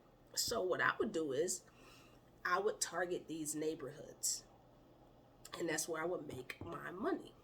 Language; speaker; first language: English; native; English